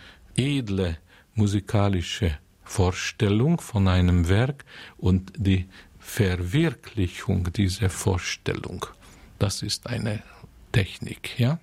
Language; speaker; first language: German; non-native, fluent; Hungarian